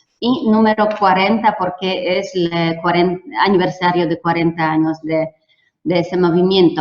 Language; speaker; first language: Spanish; non-native, fluent; Polish